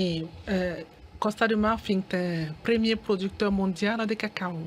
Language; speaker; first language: Portuguese; non-native, learner; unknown